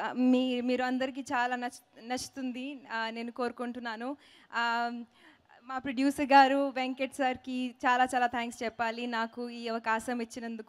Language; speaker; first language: Telugu; non-native, local second language; Hindi